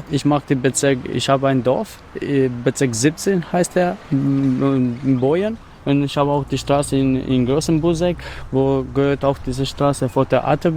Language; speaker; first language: German; non-native, learner; Albanian